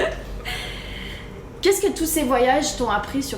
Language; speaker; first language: French; native; French